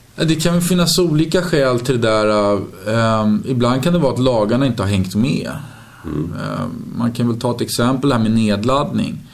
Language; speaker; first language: Swedish; native; Swedish